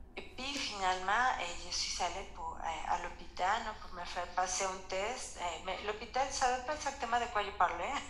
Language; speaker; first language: French; non-native, fluent; Spanish